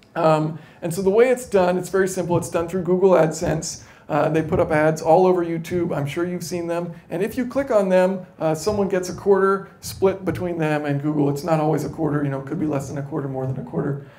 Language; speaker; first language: English; native; English